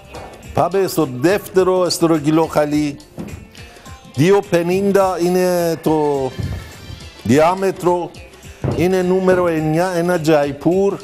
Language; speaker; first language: Greek; non-native, learner; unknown